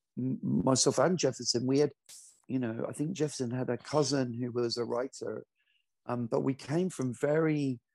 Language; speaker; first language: English; native; English